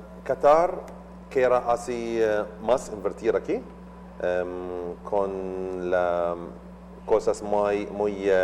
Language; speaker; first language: Spanish; non-native, learner; Arabic